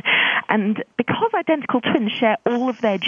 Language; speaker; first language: English; native; English